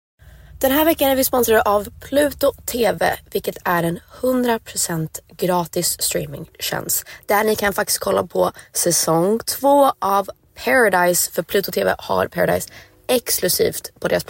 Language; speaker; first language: Swedish; early bilingual, heritage; Swedish